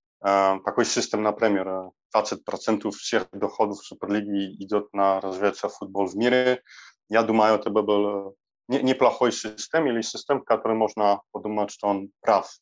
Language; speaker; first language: Russian; non-native, learner; Polish